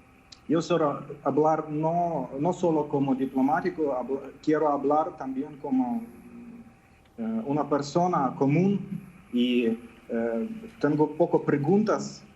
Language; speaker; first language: Spanish; non-native, fluent; Ukrainian